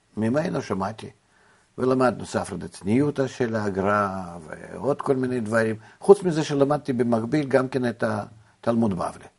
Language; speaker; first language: Hebrew; non-native, fluent; Russian